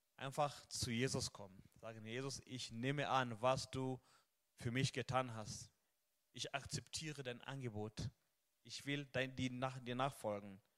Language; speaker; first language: German; non-native, fluent; Swahili